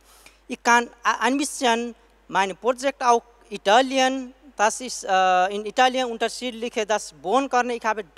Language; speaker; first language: German; non-native, learner; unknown